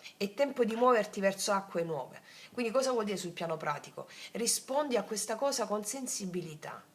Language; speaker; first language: Italian; native; Italian